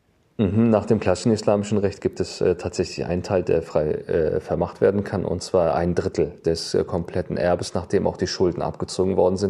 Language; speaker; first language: German; native; German